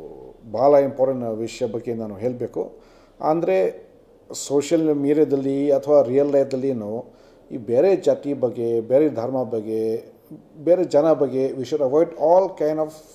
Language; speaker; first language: Kannada; non-native, fluent; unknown